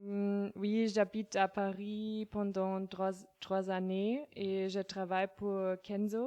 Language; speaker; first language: French; non-native, learner; German